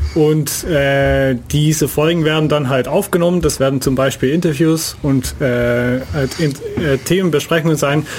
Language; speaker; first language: German; non-native, fluent; Dutch